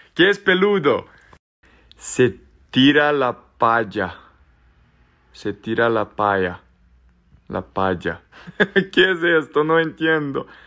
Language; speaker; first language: Spanish; non-native, learner; Serbian